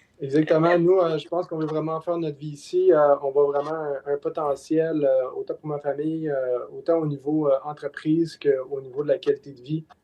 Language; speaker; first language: French; native; French